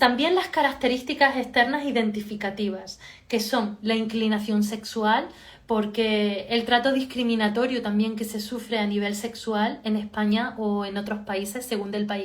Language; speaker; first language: Spanish; native; Spanish